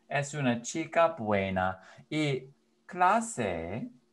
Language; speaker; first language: Spanish; non-native, fluent; English